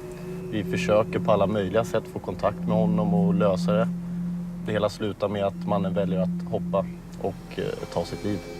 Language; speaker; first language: Swedish; native; Swedish